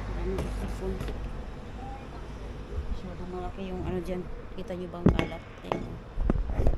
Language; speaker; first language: Filipino; native; Filipino